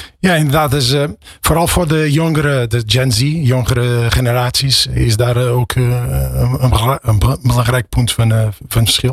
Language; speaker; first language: Dutch; non-native, fluent; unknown